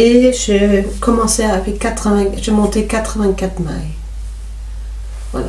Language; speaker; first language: French; native; French